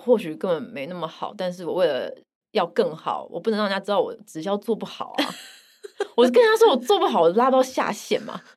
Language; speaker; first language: Chinese; native; Chinese